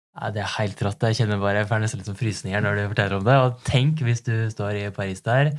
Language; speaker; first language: Norwegian; native; Norwegian